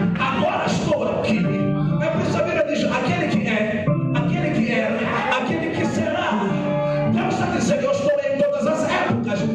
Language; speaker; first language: Portuguese; non-native, local second language; Tsonga